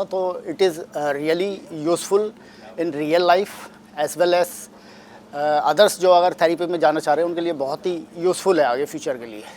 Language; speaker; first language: Hindi; native; Hindi